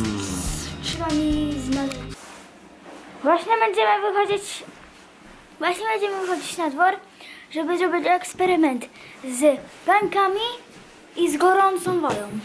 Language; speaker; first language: Polish; early bilingual, heritage; Polish